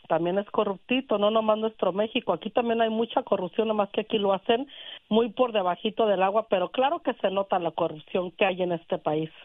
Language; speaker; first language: Spanish; native; Spanish